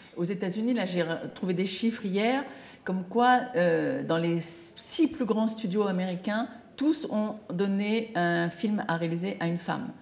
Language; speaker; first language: French; native; French